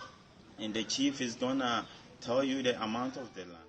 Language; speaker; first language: English; non-native, local second language; Akan